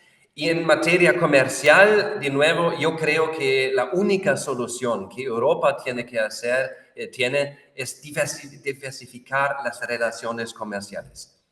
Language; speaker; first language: Spanish; non-native, fluent; German